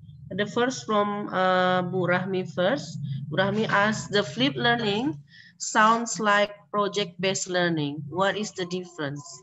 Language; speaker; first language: English; non-native, fluent; Indonesian